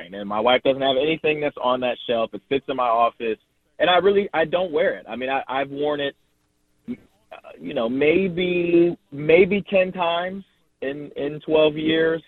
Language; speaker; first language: English; native; English